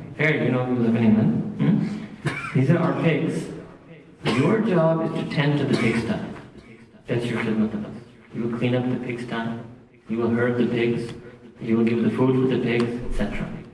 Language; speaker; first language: English; early bilingual, other home language; Urdu